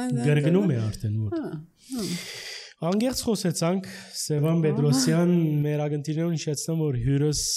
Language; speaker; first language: Armenian; early bilingual, heritage; Armenian